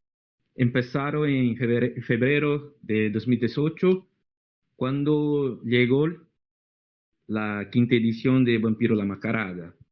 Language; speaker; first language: Spanish; non-native, fluent; Portuguese